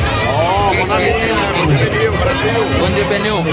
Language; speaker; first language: Portuguese; non-native, learner; Haitian Creole